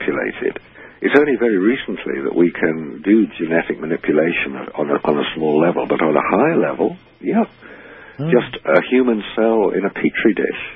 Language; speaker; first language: English; native; English